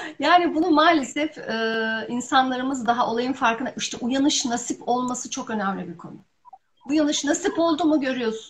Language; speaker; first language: Turkish; early bilingual, heritage; Turkish